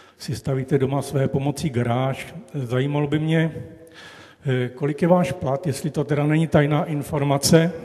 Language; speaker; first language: Czech; native; Czech